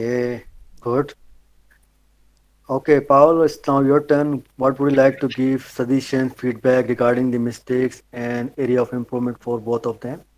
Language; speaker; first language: English; non-native, fluent; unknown